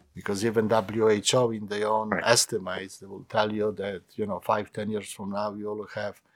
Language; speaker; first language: English; non-native, fluent; Polish